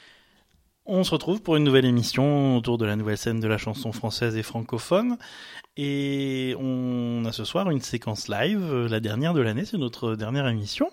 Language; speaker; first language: French; native; French